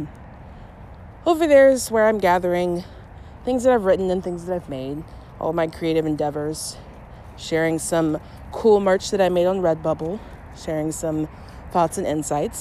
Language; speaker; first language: English; native; English